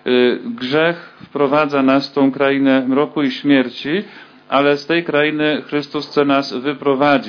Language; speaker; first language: Polish; native; Polish